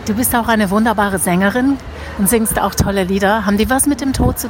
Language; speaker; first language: German; native; German